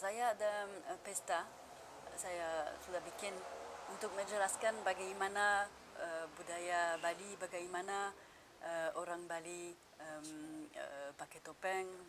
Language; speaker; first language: Indonesian; non-native, fluent; French